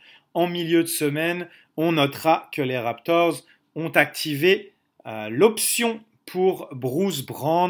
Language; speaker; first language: French; native; French